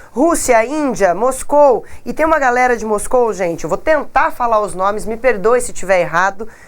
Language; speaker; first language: Portuguese; native; Portuguese